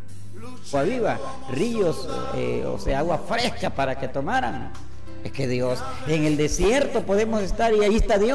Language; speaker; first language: Spanish; native; Spanish